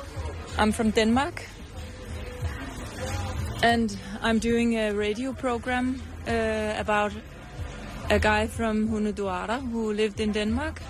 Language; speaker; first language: English; non-native, fluent; Danish